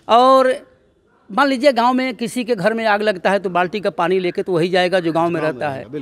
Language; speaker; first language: Hindi; native; Hindi